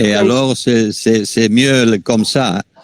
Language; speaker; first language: French; non-native, fluent; Spanish